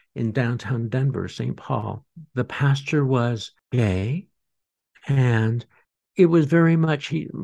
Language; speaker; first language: English; native; English